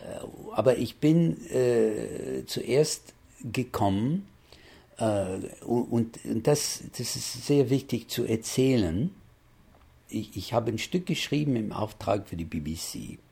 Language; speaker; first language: German; non-native, fluent; English